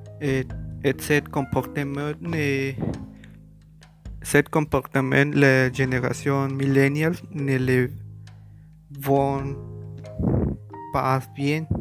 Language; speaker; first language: French; non-native, learner; Spanish